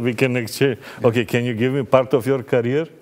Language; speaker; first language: English; non-native, learner; Macedonian